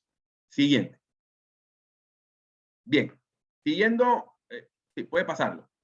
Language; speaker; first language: Spanish; native; Spanish